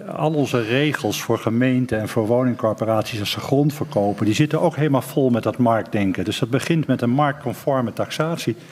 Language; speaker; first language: Dutch; native; Dutch